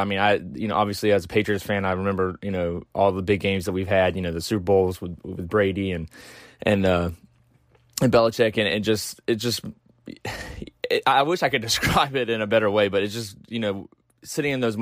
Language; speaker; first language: English; native; English